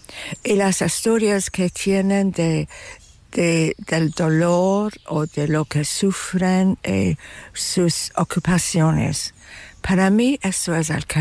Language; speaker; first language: Spanish; non-native, fluent; English